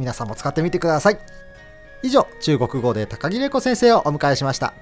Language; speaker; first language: Japanese; native; Japanese